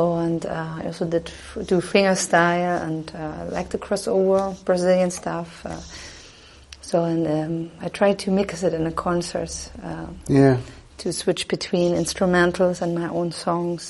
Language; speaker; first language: English; non-native, fluent; German